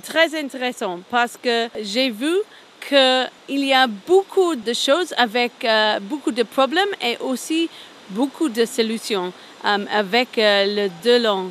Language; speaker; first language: French; non-native, learner; English